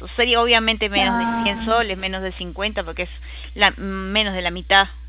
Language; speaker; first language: Spanish; native; Spanish